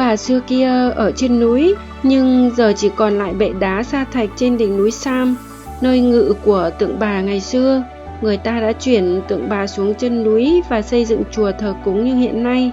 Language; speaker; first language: Vietnamese; native; Vietnamese